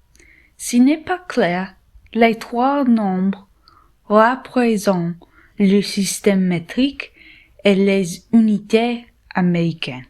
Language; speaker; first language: French; non-native, learner; English